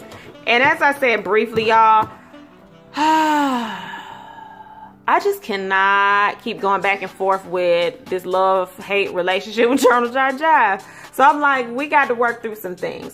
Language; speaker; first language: English; native; English